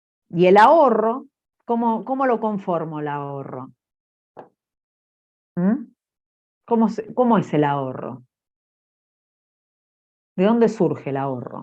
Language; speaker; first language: Spanish; native; Spanish